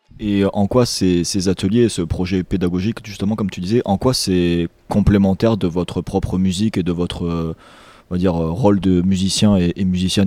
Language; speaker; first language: French; native; French